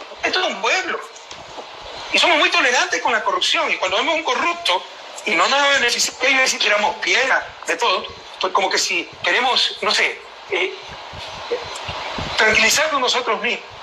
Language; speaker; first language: Spanish; native; Spanish